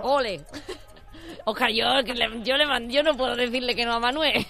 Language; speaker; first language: Spanish; native; Spanish